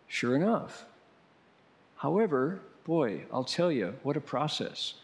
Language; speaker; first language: English; native; English